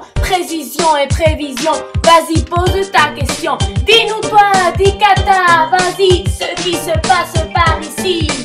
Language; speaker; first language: French; non-native, learner; Spanish